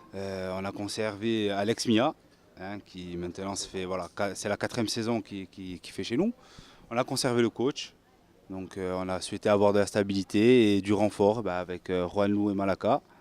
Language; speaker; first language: French; native; French